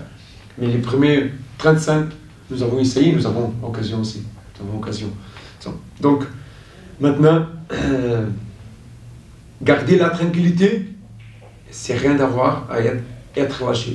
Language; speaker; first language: French; non-native, fluent; Portuguese